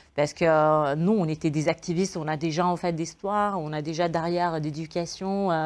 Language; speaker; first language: French; non-native, fluent; Arabic